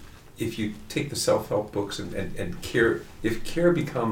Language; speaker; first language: English; native; English